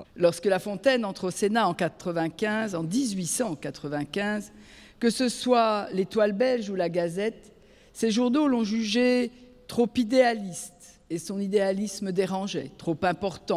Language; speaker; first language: French; native; French